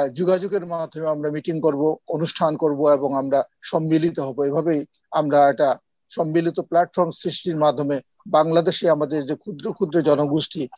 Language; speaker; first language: Bangla; non-native, local second language; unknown